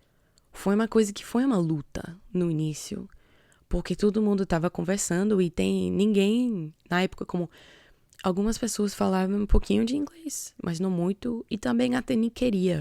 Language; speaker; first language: Portuguese; non-native, fluent; English